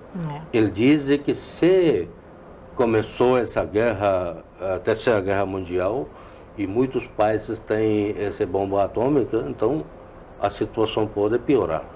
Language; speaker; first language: Portuguese; non-native, learner; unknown